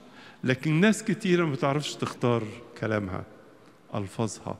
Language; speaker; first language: Arabic; native; Arabic